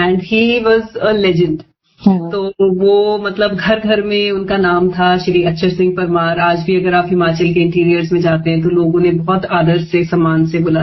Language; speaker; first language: Hindi; native; Hindi